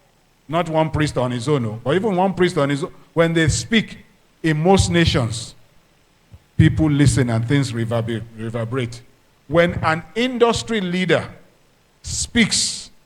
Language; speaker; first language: English; non-native, local second language; Yoruba